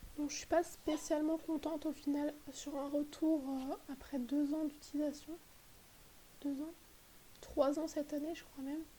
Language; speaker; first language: French; native; French